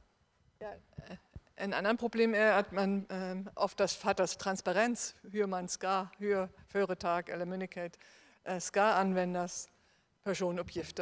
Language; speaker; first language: Swedish; non-native, fluent; German